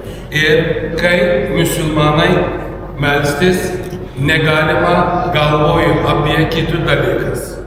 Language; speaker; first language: Lithuanian; non-native, learner; Turkish